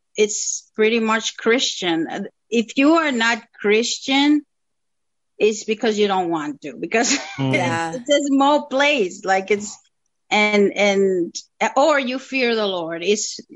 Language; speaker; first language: English; non-native, fluent; Spanish